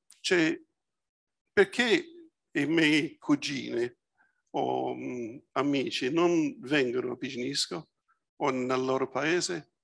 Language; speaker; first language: Italian; early bilingual, heritage; Italian